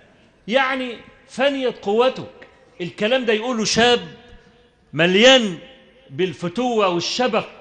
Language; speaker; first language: Arabic; native; Arabic